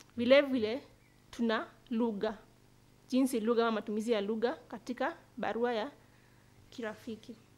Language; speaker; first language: Swahili; non-native, local second language; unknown